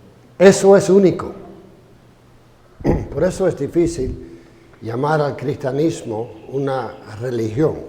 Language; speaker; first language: Spanish; non-native, fluent; English